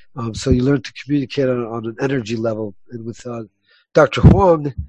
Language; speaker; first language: English; early bilingual, other home language; Spanish